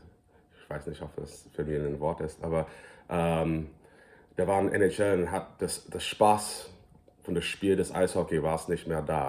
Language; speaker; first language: German; early bilingual, heritage; English